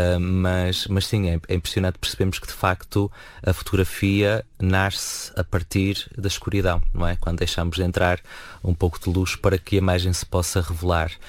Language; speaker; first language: Portuguese; native; Portuguese